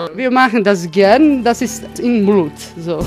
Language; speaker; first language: German; non-native, learner; Croatian